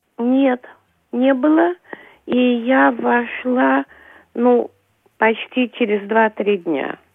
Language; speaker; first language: Russian; native; Russian